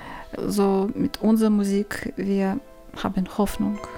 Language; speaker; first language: German; non-native, learner; Ukrainian